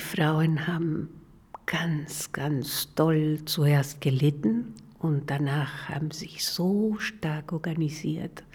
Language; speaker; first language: German; non-native, fluent; Spanish